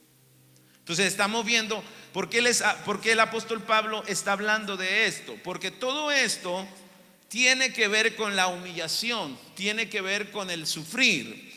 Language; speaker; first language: Spanish; native; Spanish